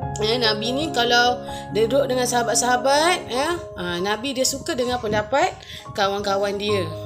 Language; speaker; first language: Malay; native; Malay